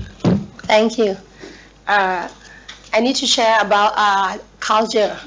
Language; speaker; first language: English; non-native, learner; Thai